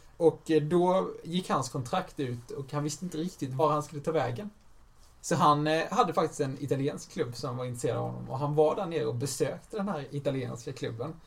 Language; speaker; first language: Swedish; native; Swedish